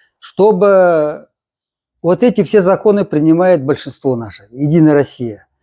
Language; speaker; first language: Russian; non-native, local second language; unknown